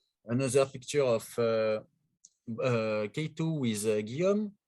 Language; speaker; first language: English; non-native, learner; French